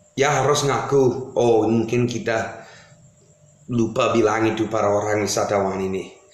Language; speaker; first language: Indonesian; non-native, fluent; English